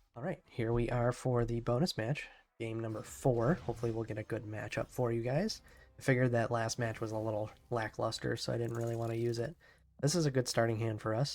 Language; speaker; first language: English; native; English